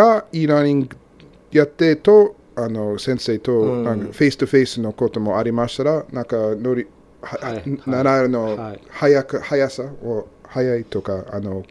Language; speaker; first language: Japanese; non-native, learner; English